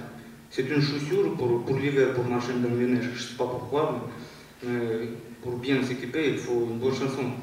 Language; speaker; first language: French; non-native, learner; Russian